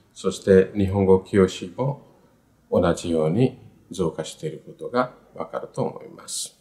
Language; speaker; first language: Japanese; non-native, fluent; Bangla